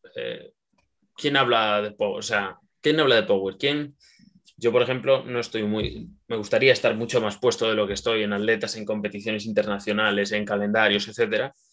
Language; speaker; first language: Spanish; native; Spanish